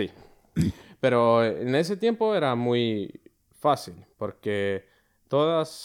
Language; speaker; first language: Spanish; early bilingual, other home language; Finnish